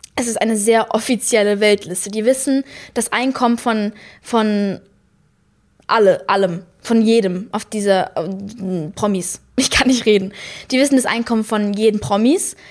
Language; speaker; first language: German; native; German